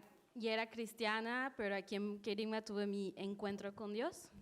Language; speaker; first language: Spanish; early bilingual, heritage; Spanish